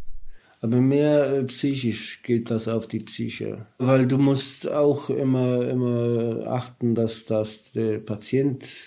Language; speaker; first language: German; non-native, learner; Polish